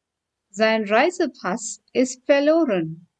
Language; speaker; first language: German; non-native, fluent; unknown